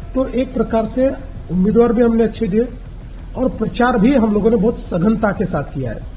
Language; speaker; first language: Hindi; non-native, local second language; Marathi